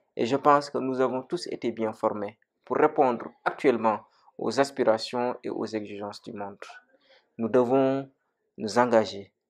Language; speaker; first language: French; non-native, local second language; Wolof